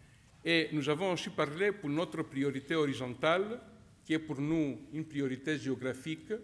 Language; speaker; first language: French; non-native, fluent; Greek